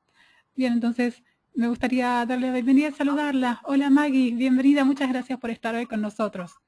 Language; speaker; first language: Spanish; native; Spanish